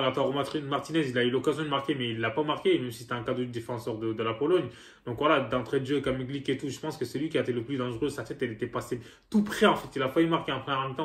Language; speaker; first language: French; native; French